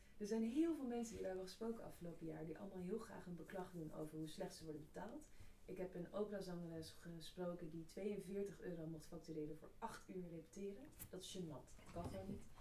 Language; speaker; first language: Dutch; native; Dutch